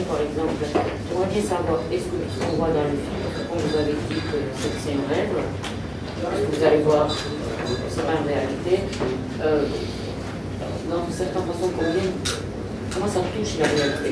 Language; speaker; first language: French; non-native, fluent; Armenian